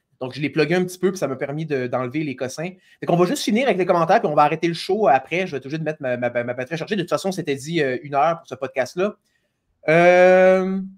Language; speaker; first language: French; native; French